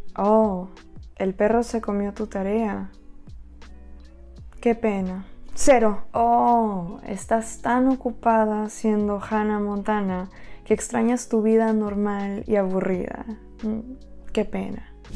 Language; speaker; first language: Spanish; native; Spanish